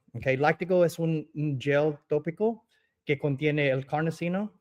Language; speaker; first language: Spanish; early bilingual, other home language; English